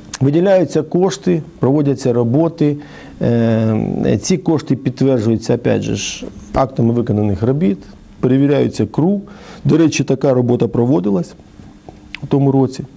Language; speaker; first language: Ukrainian; native; Ukrainian